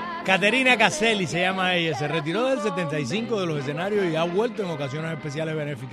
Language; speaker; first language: Spanish; native; Spanish